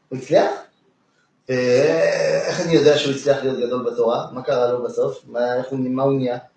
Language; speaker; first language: Hebrew; native; Hebrew